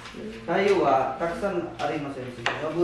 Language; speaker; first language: Japanese; non-native, learner; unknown